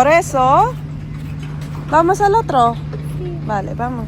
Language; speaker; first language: Spanish; non-native, learner; Filipino